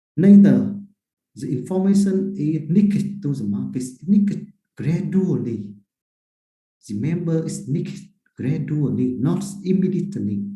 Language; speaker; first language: English; non-native, fluent; Vietnamese